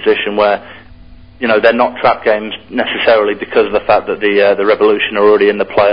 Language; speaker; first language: English; native; English